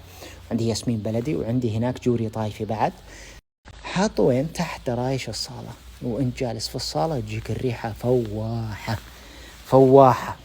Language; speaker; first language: Arabic; native; Arabic